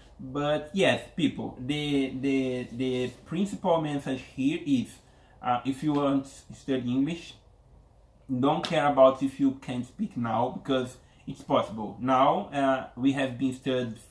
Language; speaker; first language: English; non-native, learner; Portuguese